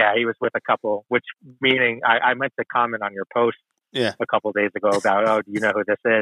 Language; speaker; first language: English; native; English